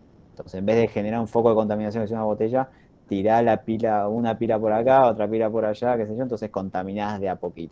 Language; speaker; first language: Spanish; native; Spanish